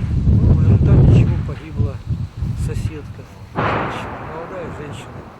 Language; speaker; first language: Russian; native; Russian